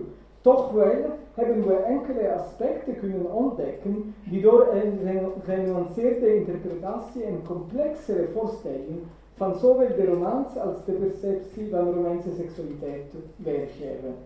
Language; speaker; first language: Dutch; non-native, fluent; Italian